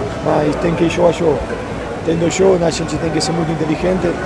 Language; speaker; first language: Portuguese; non-native, learner; Spanish